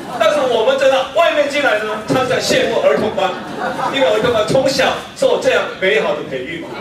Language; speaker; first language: Chinese; non-native, fluent; Korean